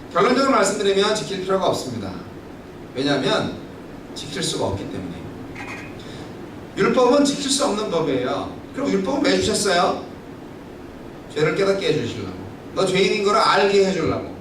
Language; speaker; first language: Korean; native; Korean